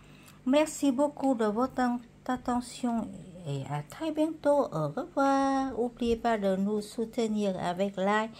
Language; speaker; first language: French; non-native, fluent; Vietnamese